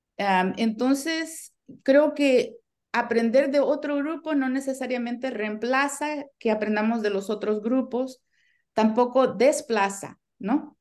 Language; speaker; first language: Spanish; native; Spanish